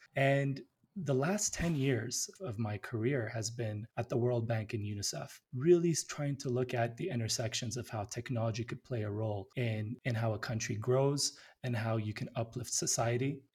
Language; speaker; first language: English; early bilingual, other home language; Amharic